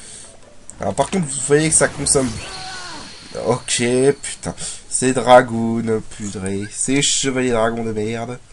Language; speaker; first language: French; native; French